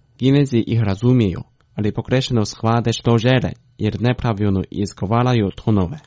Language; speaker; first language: Croatian; non-native, fluent; Chinese